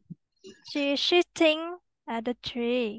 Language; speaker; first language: English; non-native, learner; Vietnamese